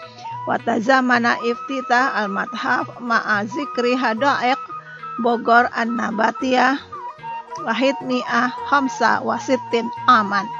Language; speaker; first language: Arabic; non-native, fluent; Indonesian